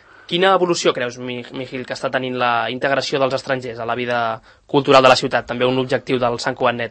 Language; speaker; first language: Catalan; native; Catalan